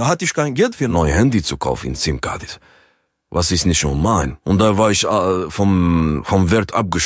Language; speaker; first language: German; non-native, learner; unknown